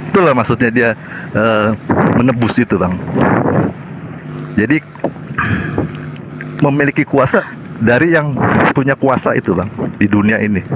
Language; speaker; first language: Indonesian; native; Indonesian